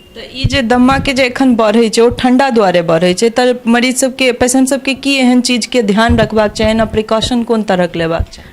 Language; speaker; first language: Maithili; native; Maithili